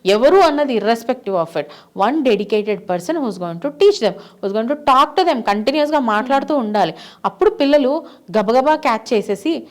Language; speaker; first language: Telugu; native; Telugu